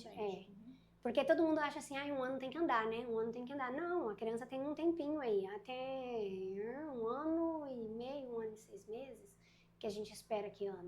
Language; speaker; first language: Portuguese; native; Portuguese